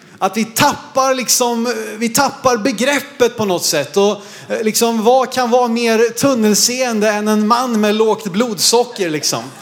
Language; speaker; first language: Swedish; native; Swedish